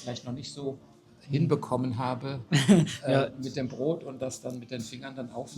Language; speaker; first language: German; native; German